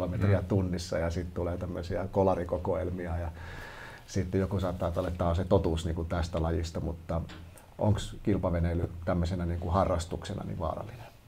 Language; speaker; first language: Finnish; native; Finnish